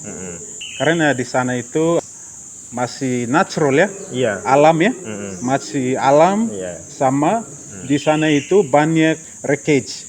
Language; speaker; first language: Indonesian; non-native, fluent; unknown